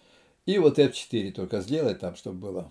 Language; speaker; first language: Russian; native; Russian